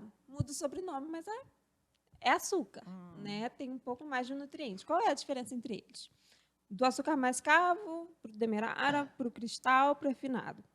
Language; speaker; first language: Portuguese; native; Portuguese